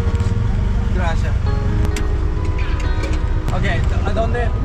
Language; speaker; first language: Spanish; non-native, learner; English